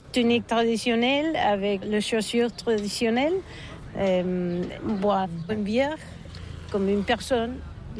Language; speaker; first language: French; non-native, learner; Catalan